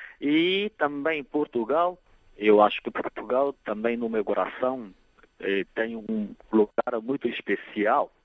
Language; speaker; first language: Portuguese; non-native, fluent; Chinese